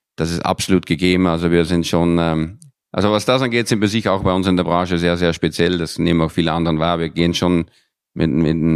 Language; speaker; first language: German; early bilingual, other home language; Dutch